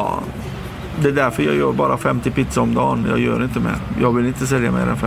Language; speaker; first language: Swedish; non-native, fluent; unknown